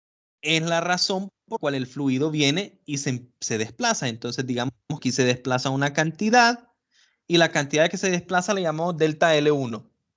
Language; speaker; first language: Spanish; native; Spanish